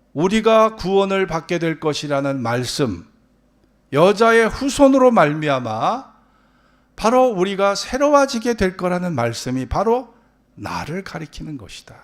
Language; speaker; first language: Korean; native; Korean